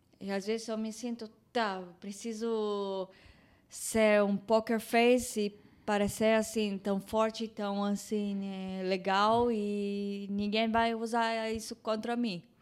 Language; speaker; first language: Portuguese; non-native, fluent; Hebrew